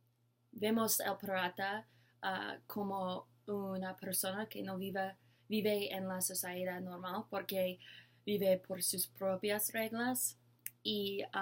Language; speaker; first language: Spanish; non-native, learner; English